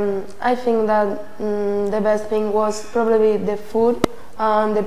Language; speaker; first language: English; non-native, learner; Spanish